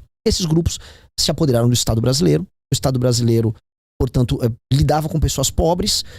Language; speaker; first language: Portuguese; native; Portuguese